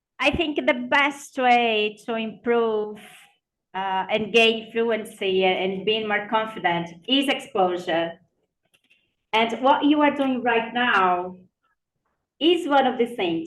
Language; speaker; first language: English; non-native, fluent; Portuguese